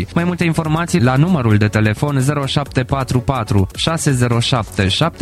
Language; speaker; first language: Romanian; native; Romanian